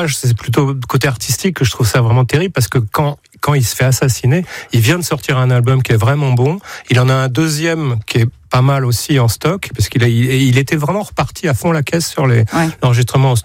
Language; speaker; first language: French; native; French